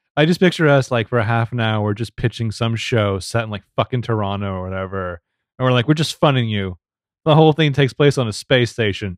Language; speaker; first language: English; native; English